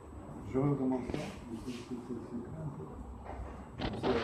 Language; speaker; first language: French; non-native, fluent; Russian